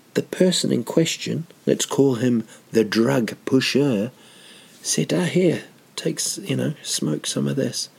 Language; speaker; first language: English; native; English